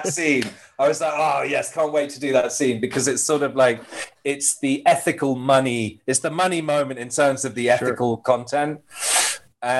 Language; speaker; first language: English; native; English